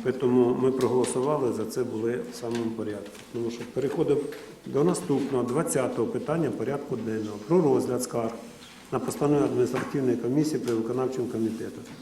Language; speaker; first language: Ukrainian; non-native, local second language; Russian